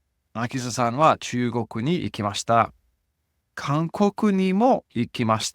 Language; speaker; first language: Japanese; non-native, fluent; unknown